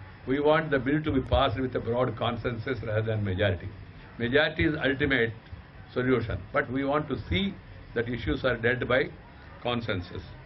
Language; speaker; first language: English; non-native, local second language; Telugu